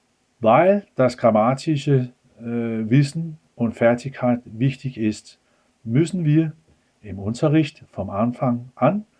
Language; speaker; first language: German; non-native, fluent; Danish